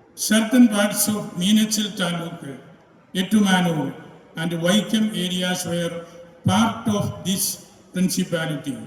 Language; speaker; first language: English; non-native, local second language; Malayalam